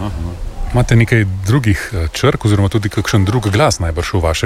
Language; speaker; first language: Slovenian; native; Slovenian